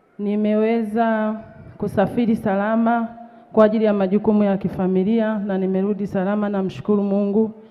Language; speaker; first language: Swahili; native; Swahili